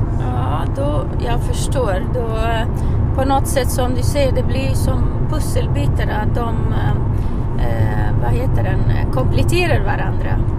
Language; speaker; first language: Swedish; non-native, fluent; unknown